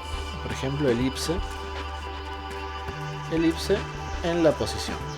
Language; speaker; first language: Spanish; native; Spanish